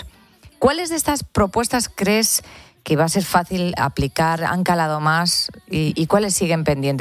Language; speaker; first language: Spanish; native; Spanish